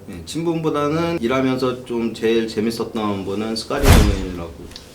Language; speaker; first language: Korean; early bilingual, heritage; Korean